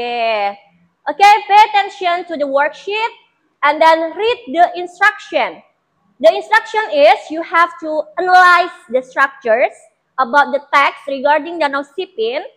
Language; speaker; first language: English; non-native, fluent; Indonesian